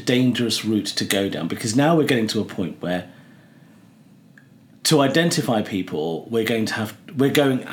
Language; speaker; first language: English; native; English